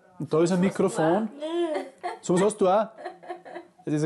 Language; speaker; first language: German; native; German